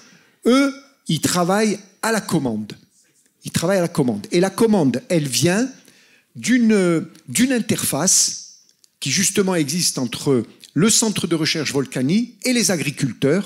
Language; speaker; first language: French; native; French